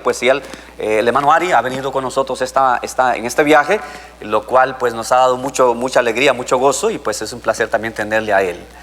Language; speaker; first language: Spanish; native; Spanish